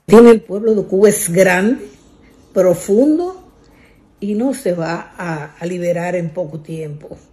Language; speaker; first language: Spanish; native; Spanish